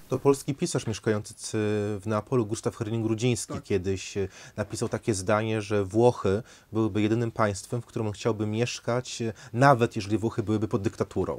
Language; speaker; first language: Polish; native; Polish